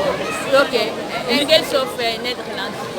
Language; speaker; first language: Dutch; non-native, learner; French